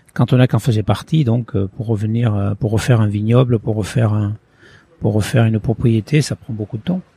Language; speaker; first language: French; early bilingual, other home language; Portuguese